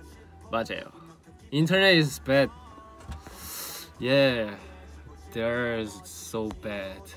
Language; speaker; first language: English; non-native, learner; Korean